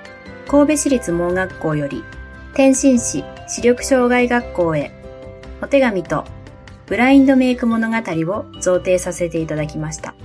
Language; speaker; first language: Japanese; native; Japanese